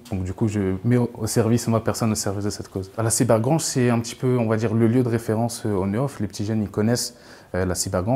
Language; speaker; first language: French; native; French